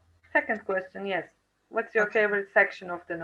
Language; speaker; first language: English; non-native, fluent; Turkish